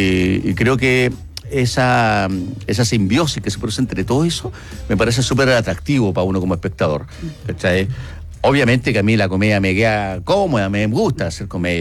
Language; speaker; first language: Spanish; native; Spanish